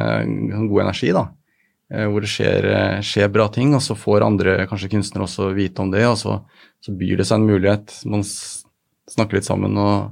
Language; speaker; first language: Norwegian; native; Norwegian